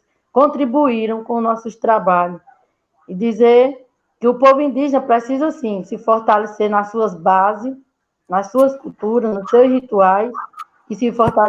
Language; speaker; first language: Portuguese; native; Portuguese